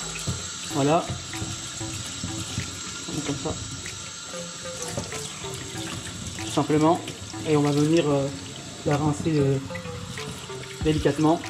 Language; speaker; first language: French; native; French